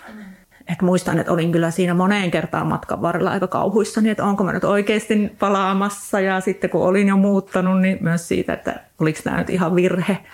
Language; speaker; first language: Finnish; native; Finnish